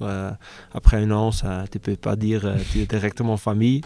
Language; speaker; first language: French; non-native, local second language; Dutch